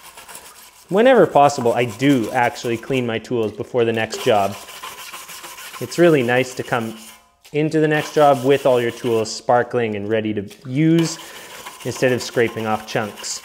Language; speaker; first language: English; native; English